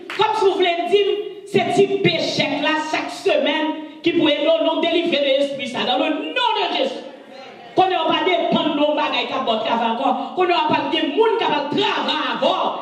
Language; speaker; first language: French; non-native, local second language; Haitian Creole